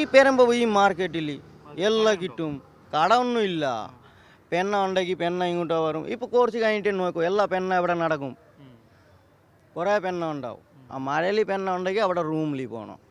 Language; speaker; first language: Malayalam; non-native, local second language; Bangla